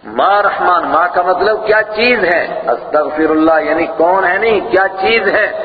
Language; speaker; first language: Urdu; non-native, local second language; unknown